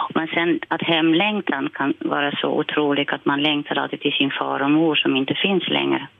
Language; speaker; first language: Swedish; non-native, fluent; Dutch